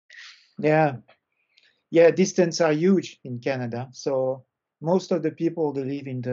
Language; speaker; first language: English; non-native, fluent; French